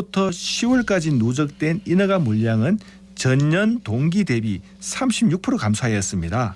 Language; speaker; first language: Korean; native; Korean